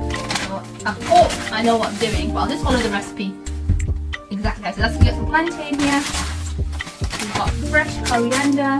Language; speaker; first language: English; native; English